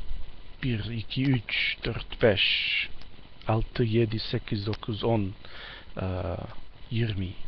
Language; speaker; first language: Turkish; non-native, learner; English